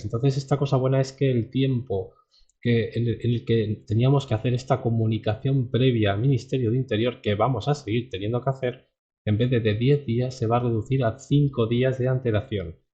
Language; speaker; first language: Spanish; native; Spanish